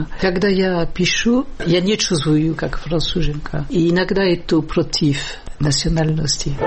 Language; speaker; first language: Russian; non-native, fluent; French